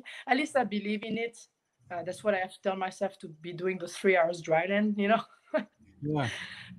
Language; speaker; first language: English; non-native, fluent; French